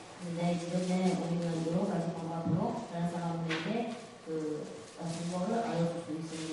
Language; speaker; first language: Korean; non-native, fluent; Chinese